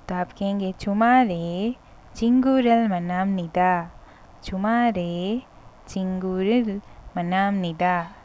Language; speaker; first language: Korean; non-native, learner; Hindi